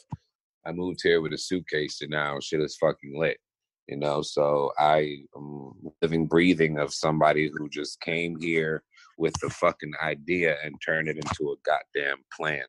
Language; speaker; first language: English; native; English